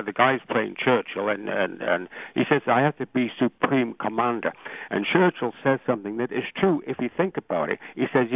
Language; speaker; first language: English; native; English